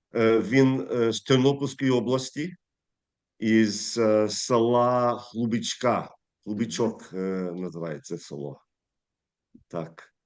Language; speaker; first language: Ukrainian; early bilingual, heritage; English